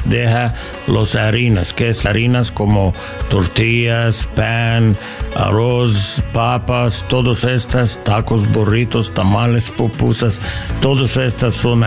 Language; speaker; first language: Spanish; non-native, learner; English